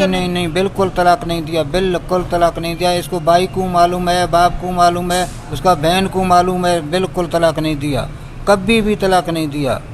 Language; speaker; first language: Hindi; non-native, local second language; Baluchi